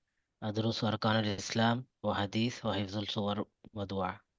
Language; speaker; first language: Arabic; non-native, learner; Urdu